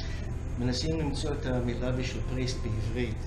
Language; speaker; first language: Hebrew; early bilingual, heritage; English